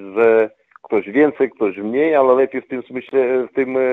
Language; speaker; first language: Polish; non-native, fluent; Russian